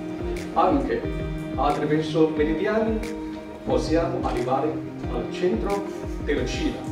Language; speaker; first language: Italian; non-native, learner; Chinese